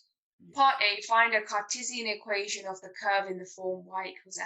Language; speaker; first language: English; native; English